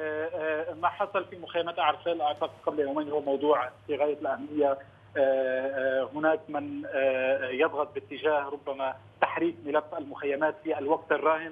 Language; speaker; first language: Arabic; native; Arabic